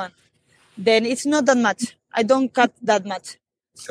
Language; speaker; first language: English; non-native, fluent; Spanish